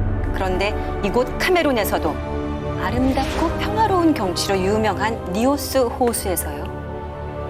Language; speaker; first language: Korean; native; Korean